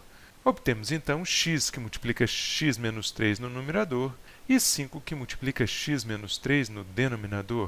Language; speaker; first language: Portuguese; native; Portuguese